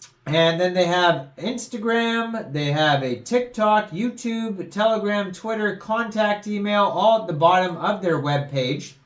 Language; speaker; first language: English; native; English